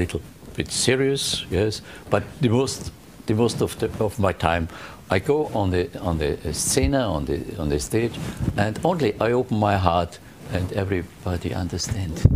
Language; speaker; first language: English; non-native, learner; German